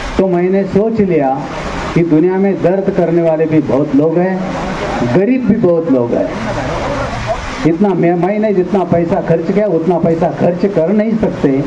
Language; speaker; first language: Hindi; non-native, local second language; Marathi